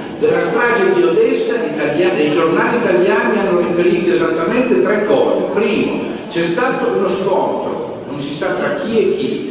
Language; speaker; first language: Italian; native; Italian